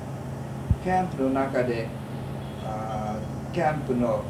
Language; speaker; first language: Japanese; early bilingual, heritage; Japanese